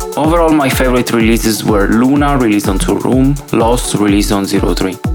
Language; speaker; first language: English; non-native, fluent; Italian